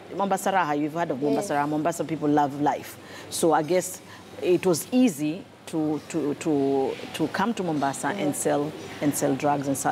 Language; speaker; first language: English; non-native, local second language; Swahili